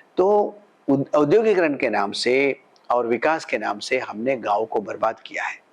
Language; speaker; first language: Hindi; non-native, local second language; Malayalam